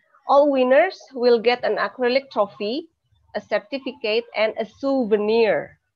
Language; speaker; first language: English; non-native, fluent; Indonesian